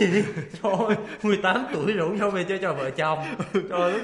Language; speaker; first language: Vietnamese; native; Vietnamese